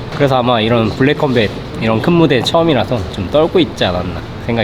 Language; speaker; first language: Korean; native; Korean